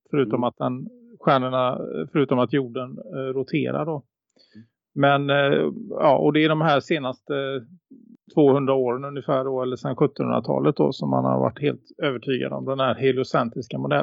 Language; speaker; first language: Swedish; native; Swedish